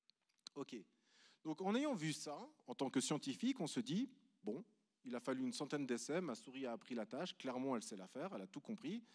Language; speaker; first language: French; native; French